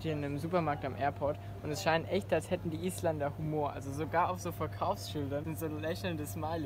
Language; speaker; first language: German; native; German